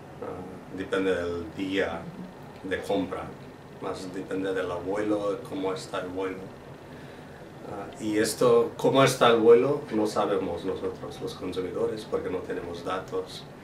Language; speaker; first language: Spanish; non-native, fluent; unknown